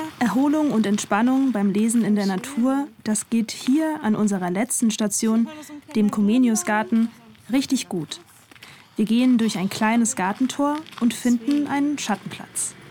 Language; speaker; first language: German; native; German